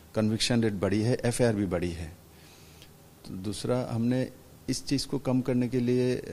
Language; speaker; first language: Hindi; non-native, local second language; Bangla